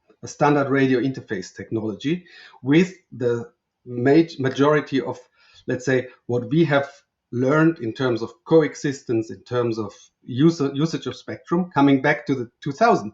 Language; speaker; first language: English; non-native, fluent; German